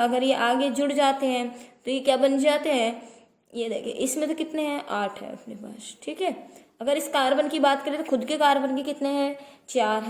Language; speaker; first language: Hindi; native; Hindi